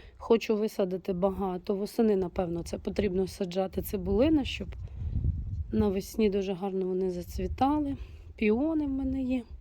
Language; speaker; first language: Ukrainian; native; Ukrainian